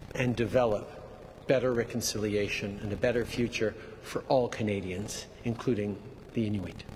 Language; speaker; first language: English; early bilingual, other home language; French